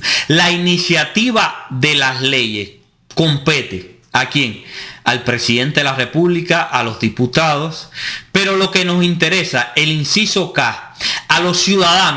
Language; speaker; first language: Spanish; native; Spanish